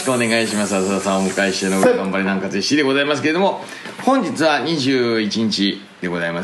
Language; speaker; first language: Japanese; native; Japanese